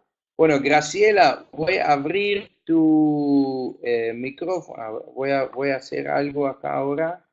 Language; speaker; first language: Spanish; non-native, fluent; Afrikaans